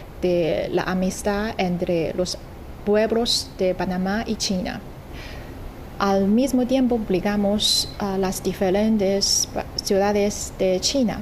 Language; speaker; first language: Spanish; non-native, fluent; Chinese